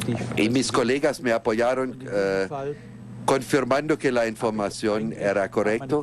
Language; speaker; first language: Spanish; non-native, fluent; German